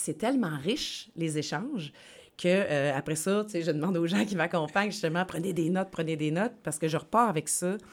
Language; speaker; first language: French; native; French